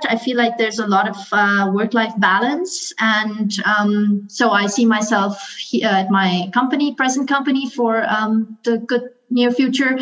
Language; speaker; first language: English; non-native, local second language; Urdu